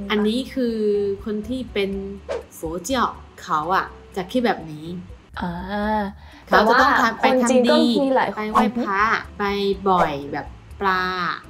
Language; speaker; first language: Thai; non-native, fluent; Chinese